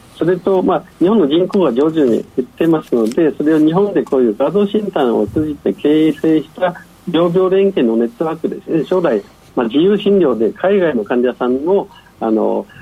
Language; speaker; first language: Japanese; non-native, fluent; Chinese